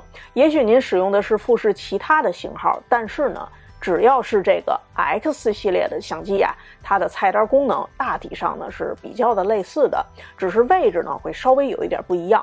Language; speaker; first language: Chinese; native; Chinese